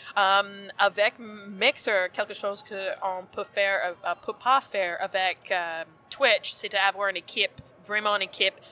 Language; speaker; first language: French; non-native, learner; English